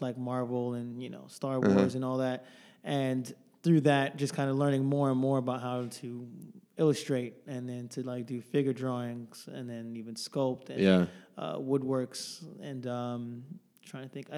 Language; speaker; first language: English; native; English